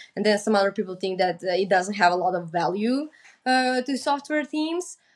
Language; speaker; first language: English; non-native, fluent; Macedonian